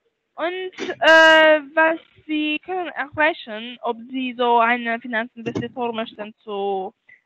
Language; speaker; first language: German; non-native, learner; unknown